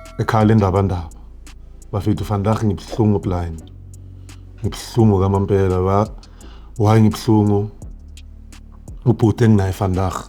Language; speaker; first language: Zulu; native; Zulu